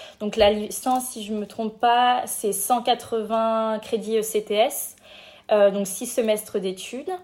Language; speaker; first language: French; native; French